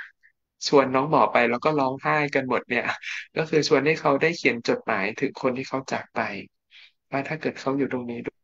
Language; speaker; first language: Thai; native; Thai